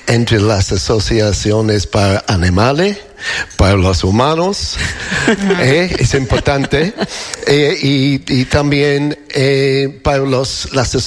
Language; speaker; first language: Spanish; non-native, learner; English